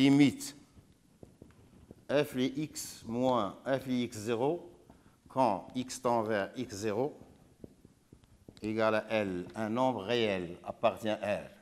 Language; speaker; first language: French; non-native, local second language; Arabic